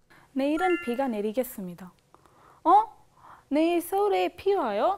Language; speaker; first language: Korean; non-native, fluent; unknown